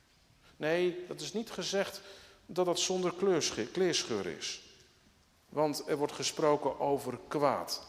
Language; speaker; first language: Dutch; native; Dutch